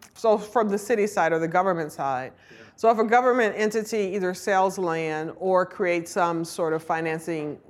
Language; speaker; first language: English; native; English